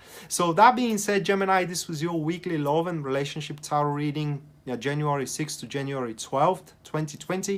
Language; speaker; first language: English; non-native, fluent; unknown